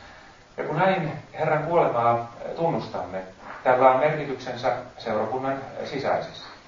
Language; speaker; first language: Finnish; native; Finnish